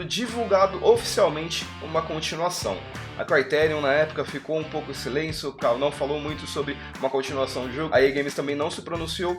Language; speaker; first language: Portuguese; native; Portuguese